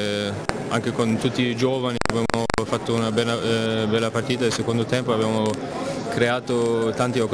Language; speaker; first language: Italian; non-native, learner; German